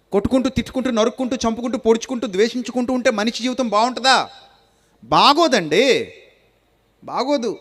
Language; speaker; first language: Telugu; native; Telugu